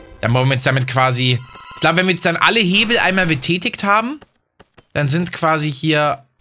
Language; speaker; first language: German; native; German